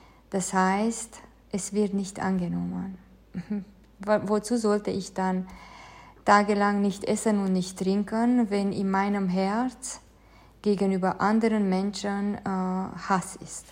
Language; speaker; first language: German; non-native, fluent; Romanian